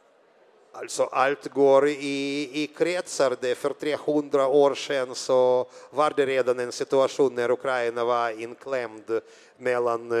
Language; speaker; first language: Swedish; non-native, fluent; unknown